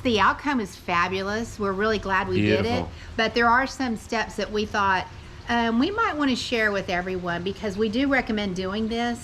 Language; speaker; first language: English; native; English